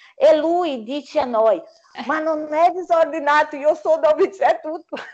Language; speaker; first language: Italian; non-native, fluent; Portuguese